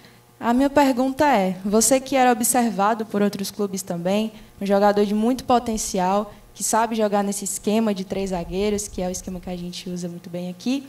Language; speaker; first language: Portuguese; native; Portuguese